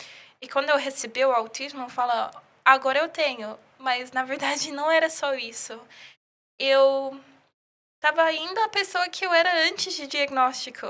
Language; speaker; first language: Portuguese; early bilingual, heritage; English